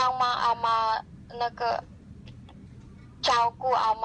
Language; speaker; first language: Chinese; non-native, learner; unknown